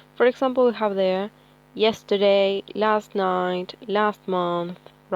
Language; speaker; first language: English; non-native, fluent; Spanish